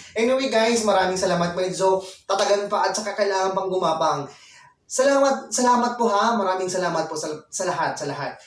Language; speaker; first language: Filipino; non-native, local second language; Waray